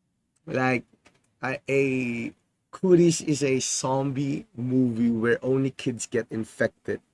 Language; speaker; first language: English; non-native, fluent; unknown